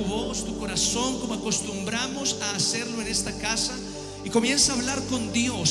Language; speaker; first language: Spanish; native; Spanish